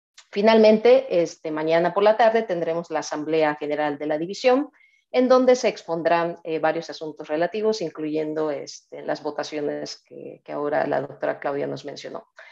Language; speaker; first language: Spanish; native; Spanish